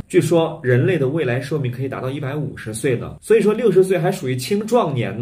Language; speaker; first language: Chinese; native; Chinese